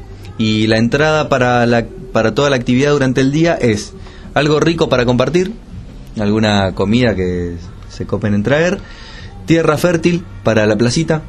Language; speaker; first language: Spanish; native; Spanish